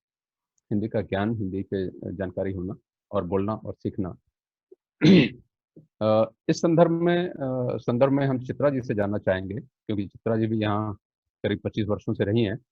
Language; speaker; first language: Hindi; native; Hindi